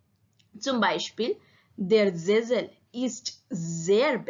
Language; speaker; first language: German; non-native, learner; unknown